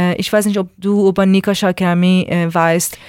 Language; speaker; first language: German; non-native, learner; Persian